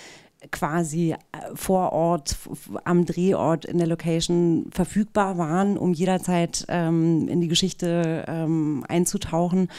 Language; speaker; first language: German; native; German